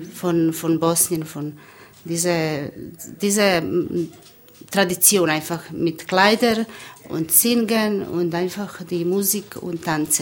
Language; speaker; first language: German; non-native, learner; Bosnian